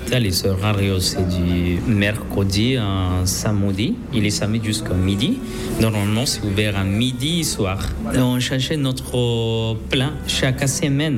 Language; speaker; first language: French; non-native, learner; Spanish